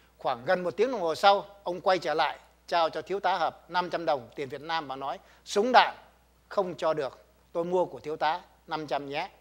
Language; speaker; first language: Vietnamese; native; Vietnamese